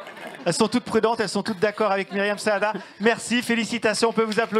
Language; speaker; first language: French; native; French